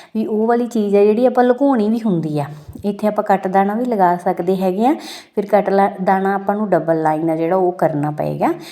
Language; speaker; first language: Punjabi; native; Punjabi